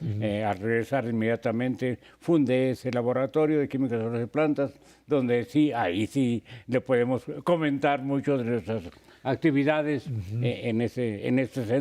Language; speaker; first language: Spanish; native; Spanish